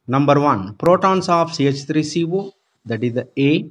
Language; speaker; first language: English; non-native, local second language; Telugu